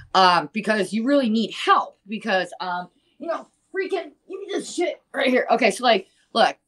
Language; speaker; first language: English; native; English